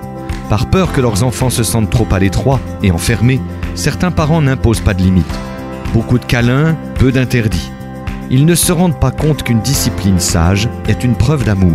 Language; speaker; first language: French; native; French